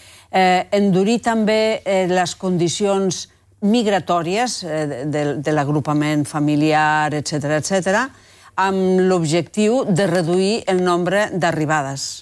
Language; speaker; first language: Catalan; native; Catalan